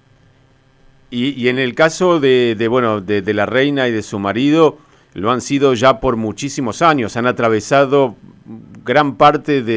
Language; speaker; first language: Spanish; native; Spanish